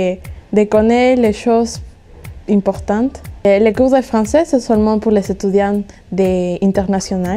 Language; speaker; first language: French; non-native, learner; Spanish